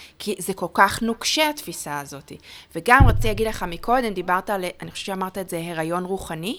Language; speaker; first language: Hebrew; native; Hebrew